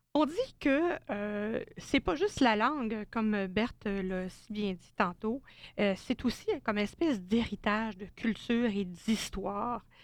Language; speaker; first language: French; native; French